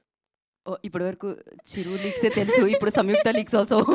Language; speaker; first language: Telugu; native; Telugu